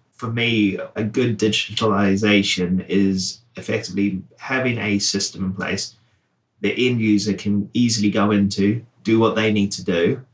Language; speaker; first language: English; native; English